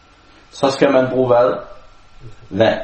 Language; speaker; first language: Danish; non-native, local second language; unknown